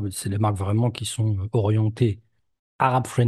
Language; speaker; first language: French; native; French